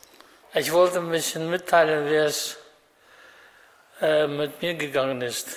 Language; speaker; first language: German; non-native, fluent; Russian